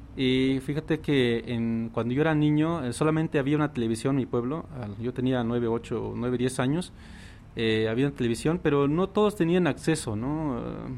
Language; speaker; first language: Spanish; non-native, local second language; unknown